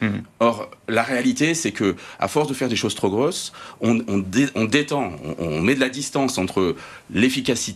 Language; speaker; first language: French; native; French